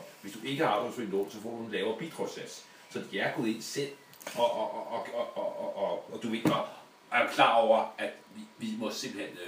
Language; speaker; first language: Danish; native; Danish